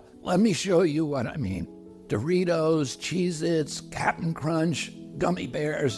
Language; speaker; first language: English; native; English